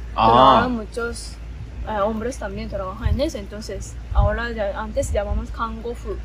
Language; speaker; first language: Spanish; non-native, fluent; Japanese